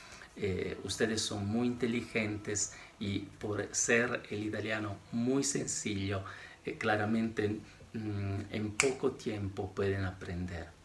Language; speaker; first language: Spanish; non-native, fluent; Italian